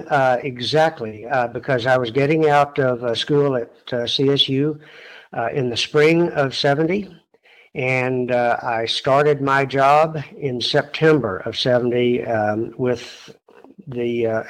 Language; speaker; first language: English; native; English